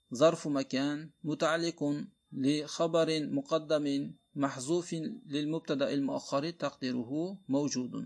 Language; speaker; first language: Arabic; non-native, fluent; Uzbek